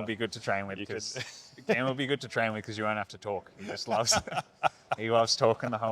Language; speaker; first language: English; native; English